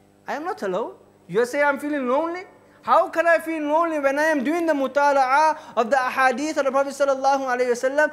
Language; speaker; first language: English; early bilingual, other home language; Urdu